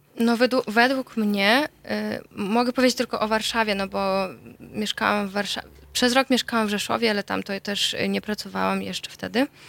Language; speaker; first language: Polish; non-native, fluent; Russian